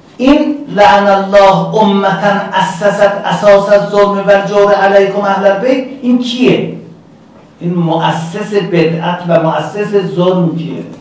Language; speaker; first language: Persian; native; Persian